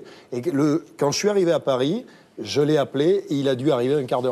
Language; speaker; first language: French; native; French